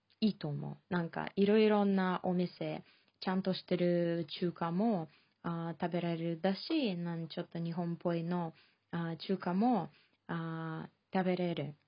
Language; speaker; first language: Japanese; non-native, fluent; Chinese